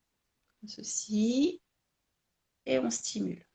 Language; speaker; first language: French; native; French